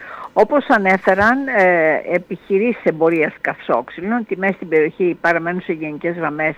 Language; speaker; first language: Greek; native; Greek